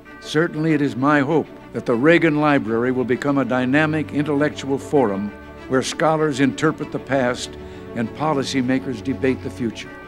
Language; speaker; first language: English; native; English